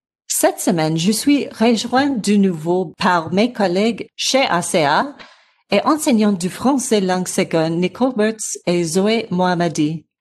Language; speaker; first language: French; non-native, learner; English